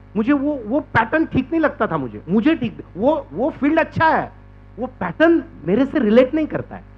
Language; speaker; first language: Hindi; non-native, local second language; Marathi